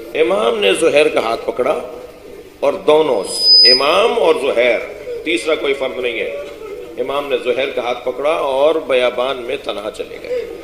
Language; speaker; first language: Urdu; non-native, local second language; Sindhi